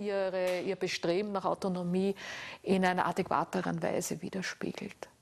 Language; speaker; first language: German; native; German